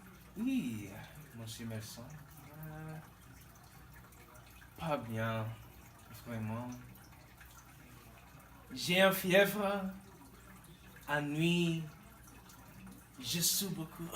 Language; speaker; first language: French; non-native, learner; English